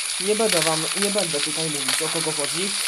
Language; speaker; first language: Polish; native; Polish